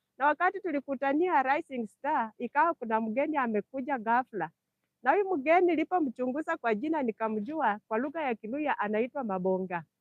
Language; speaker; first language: Swahili; non-native, local second language; Luyia